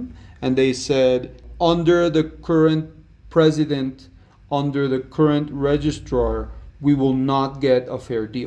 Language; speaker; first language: English; non-native, fluent; Spanish